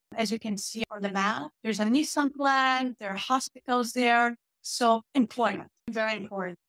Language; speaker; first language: English; non-native, fluent; Portuguese